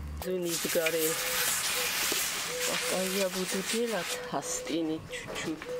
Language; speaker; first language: Russian; non-native, local second language; Ossetic